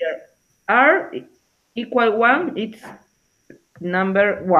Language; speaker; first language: English; non-native, learner; Spanish